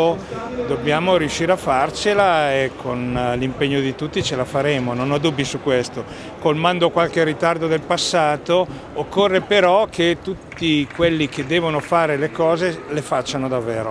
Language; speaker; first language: Italian; native; Italian